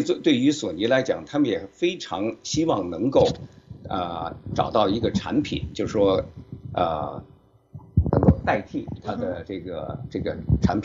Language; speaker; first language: Chinese; native; Chinese